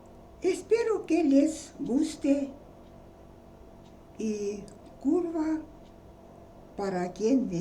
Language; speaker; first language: Spanish; non-native, learner; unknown